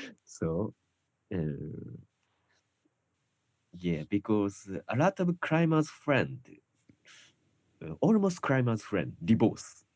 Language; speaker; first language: English; non-native, learner; Japanese